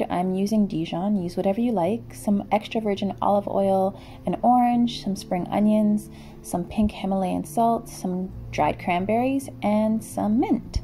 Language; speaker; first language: English; native; English